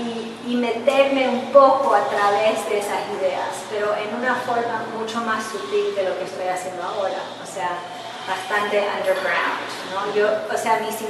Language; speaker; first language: Spanish; early bilingual, heritage; English